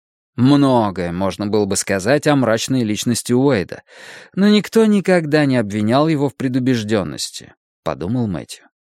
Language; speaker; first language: Russian; native; Russian